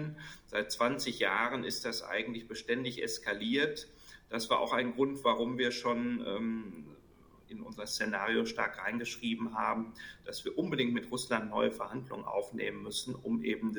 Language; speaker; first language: German; native; German